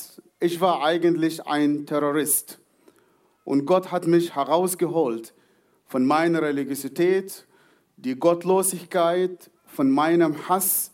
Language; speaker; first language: German; non-native, fluent; Arabic